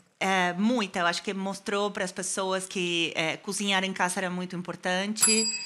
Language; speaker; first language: Portuguese; non-native, fluent; Spanish